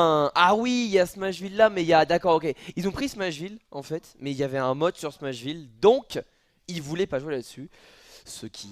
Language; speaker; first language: French; native; French